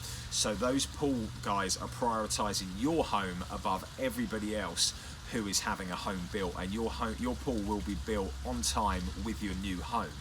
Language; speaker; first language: English; native; English